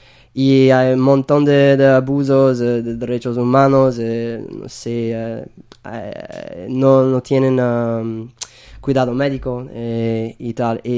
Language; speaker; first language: Spanish; non-native, fluent; English